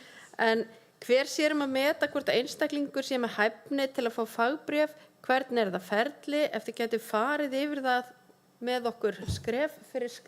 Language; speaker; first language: Icelandic; native; Icelandic